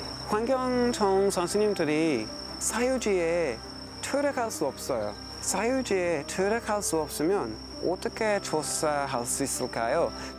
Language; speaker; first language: Korean; non-native, fluent; English